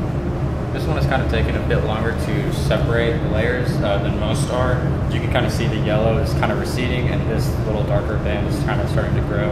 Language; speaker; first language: English; native; English